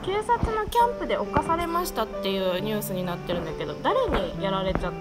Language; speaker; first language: Japanese; native; Japanese